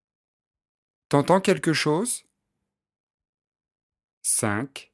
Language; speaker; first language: French; native; French